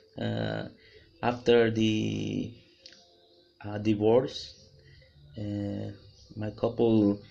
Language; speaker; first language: English; non-native, learner; Spanish